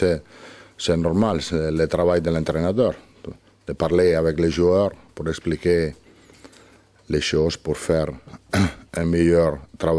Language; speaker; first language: French; non-native, learner; Italian